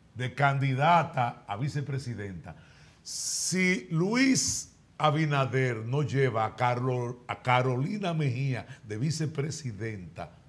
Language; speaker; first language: Spanish; native; Spanish